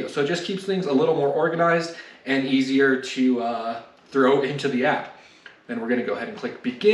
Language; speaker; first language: English; native; English